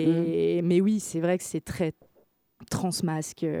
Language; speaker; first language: French; native; French